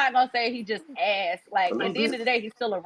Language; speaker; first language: English; native; English